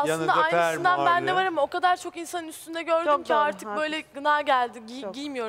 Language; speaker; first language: Turkish; native; Turkish